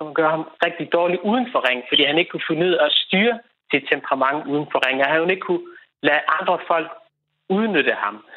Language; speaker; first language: Danish; native; Danish